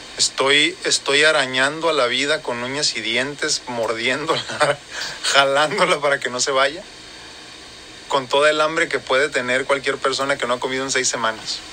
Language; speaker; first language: Spanish; native; Spanish